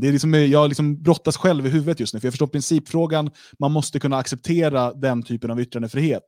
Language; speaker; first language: Swedish; native; Swedish